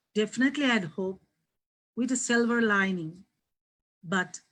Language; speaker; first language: English; non-native, local second language; Nepali